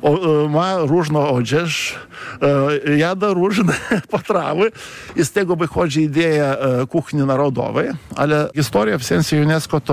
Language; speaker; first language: Polish; non-native, fluent; Lithuanian